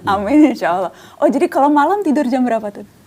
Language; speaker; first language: Indonesian; native; Indonesian